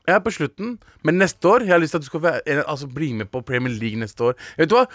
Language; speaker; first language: Norwegian; early bilingual, other home language; Urdu